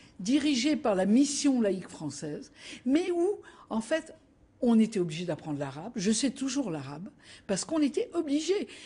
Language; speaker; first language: French; native; French